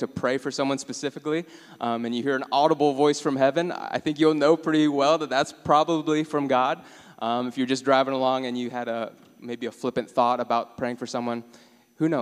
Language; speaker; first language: English; native; English